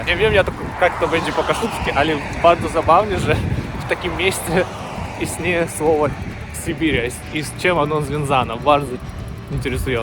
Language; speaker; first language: Polish; non-native, learner; Russian